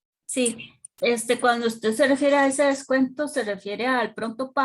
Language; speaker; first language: Spanish; native; Spanish